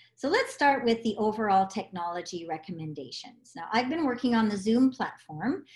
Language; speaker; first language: English; native; English